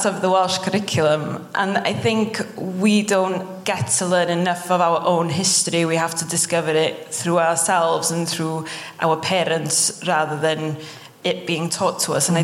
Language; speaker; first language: English; non-native, local second language; Welsh